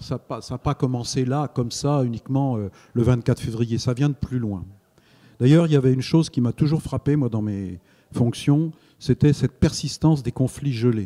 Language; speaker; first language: French; native; French